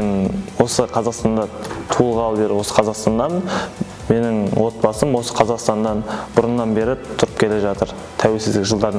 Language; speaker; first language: Kazakh; non-native, local second language; Uzbek